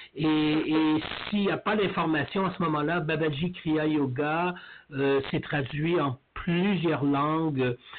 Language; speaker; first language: French; native; French